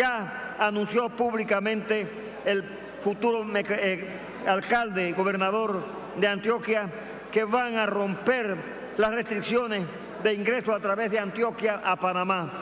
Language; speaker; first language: Spanish; native; Spanish